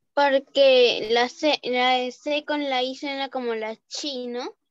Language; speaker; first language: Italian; non-native, learner; Spanish